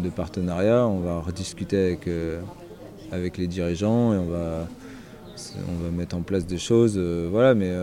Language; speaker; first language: French; native; French